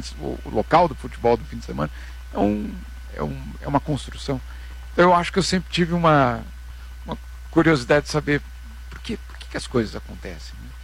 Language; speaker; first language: Portuguese; native; Portuguese